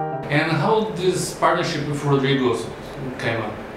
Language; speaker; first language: English; non-native, fluent; Portuguese